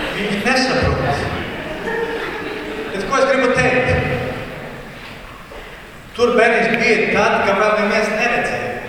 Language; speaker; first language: Latvian; non-native, learner; Portuguese